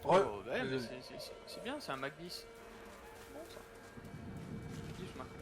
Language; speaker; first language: French; native; French